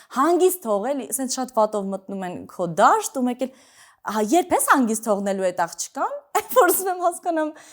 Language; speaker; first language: Armenian; early bilingual, other home language; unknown